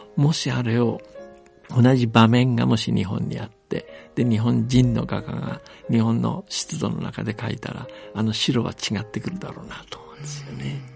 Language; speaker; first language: Japanese; native; Japanese